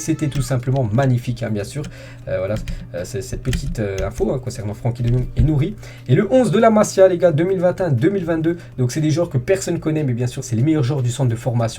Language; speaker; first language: French; native; French